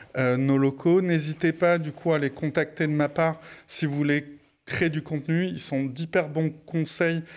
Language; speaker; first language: French; native; French